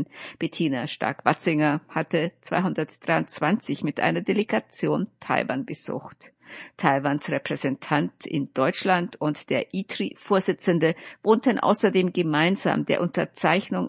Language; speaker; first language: German; native; German